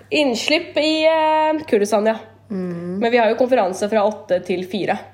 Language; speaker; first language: Norwegian; early bilingual, other home language; Kurdish